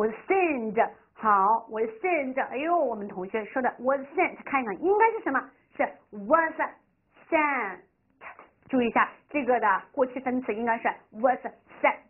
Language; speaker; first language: Chinese; native; Chinese